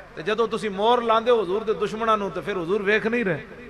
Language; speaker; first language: Urdu; non-native, local second language; Punjabi